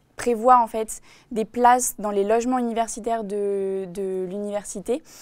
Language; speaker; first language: French; native; French